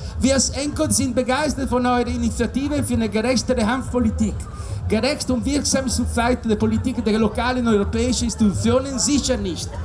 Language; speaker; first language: German; non-native, learner; Italian